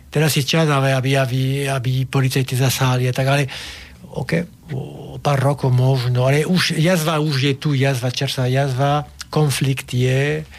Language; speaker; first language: Slovak; non-native, fluent; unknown